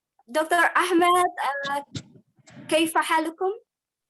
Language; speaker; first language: Arabic; non-native, learner; Indonesian